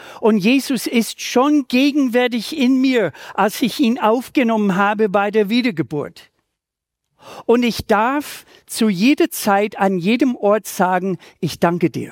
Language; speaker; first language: German; native; German